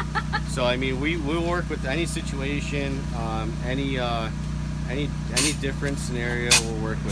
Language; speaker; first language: English; native; English